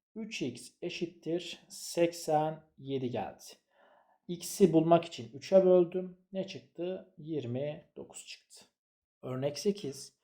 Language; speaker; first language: Turkish; native; Turkish